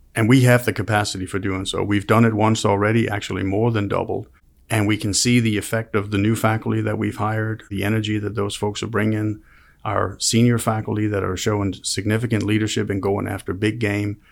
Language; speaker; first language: English; non-native, fluent; Danish